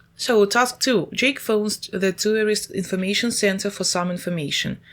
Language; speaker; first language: English; non-native, fluent; Ukrainian